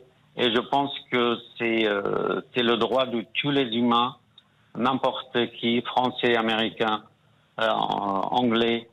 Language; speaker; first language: French; non-native, fluent; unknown